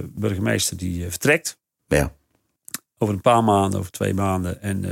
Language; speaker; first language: Dutch; native; Dutch